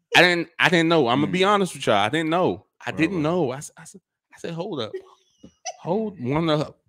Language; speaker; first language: English; native; English